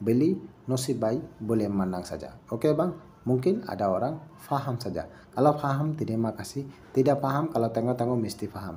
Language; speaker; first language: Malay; non-native, learner; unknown